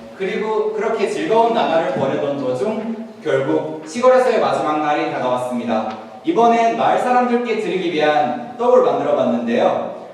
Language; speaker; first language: Korean; non-native, fluent; Turkish